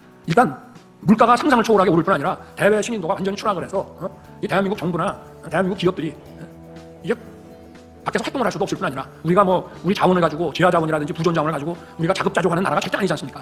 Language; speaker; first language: Korean; native; Korean